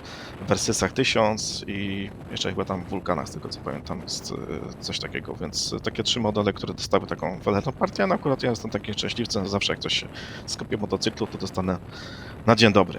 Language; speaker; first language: Polish; native; Polish